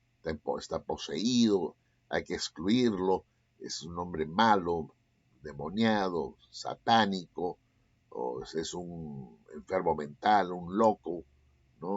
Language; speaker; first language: Spanish; native; Spanish